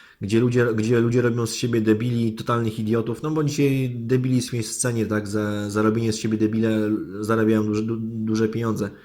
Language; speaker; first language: Polish; native; Polish